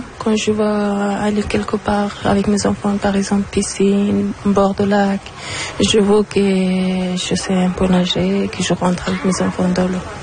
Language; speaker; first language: French; non-native, learner; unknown